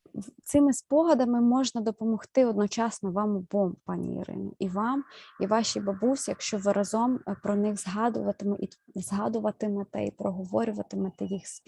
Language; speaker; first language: Ukrainian; native; Ukrainian